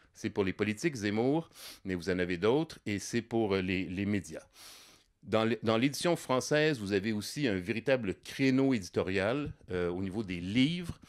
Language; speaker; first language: French; native; French